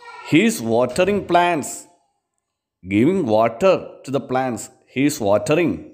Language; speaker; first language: English; non-native, local second language; Malayalam